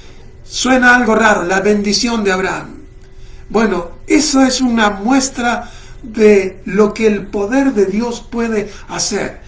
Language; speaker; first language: Spanish; native; Spanish